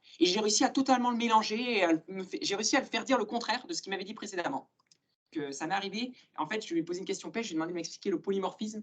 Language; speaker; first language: French; native; French